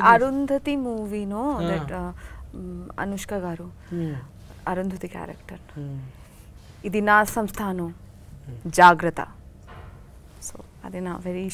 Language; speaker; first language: Telugu; non-native, learner; Bangla